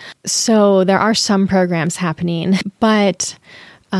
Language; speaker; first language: English; native; English